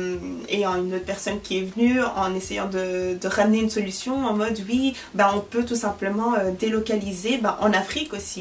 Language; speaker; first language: French; early bilingual, other home language; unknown